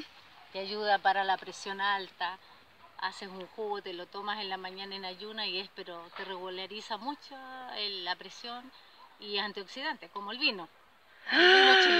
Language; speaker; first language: Spanish; native; Spanish